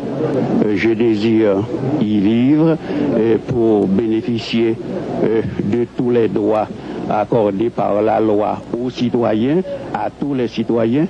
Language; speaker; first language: French; non-native, local second language; Haitian Creole